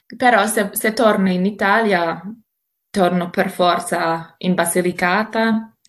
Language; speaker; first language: Italian; non-native, fluent; English